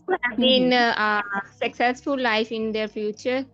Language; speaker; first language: English; non-native, learner; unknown